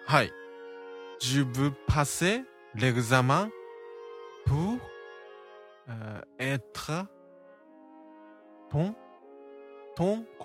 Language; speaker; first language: French; non-native, learner; Japanese